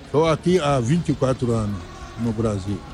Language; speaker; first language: Portuguese; non-native, fluent; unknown